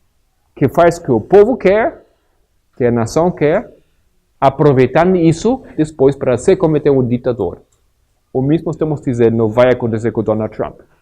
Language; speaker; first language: Portuguese; non-native, fluent; Spanish